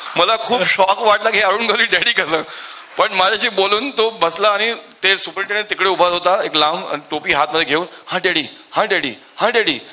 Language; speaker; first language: Marathi; non-native, local second language; Urdu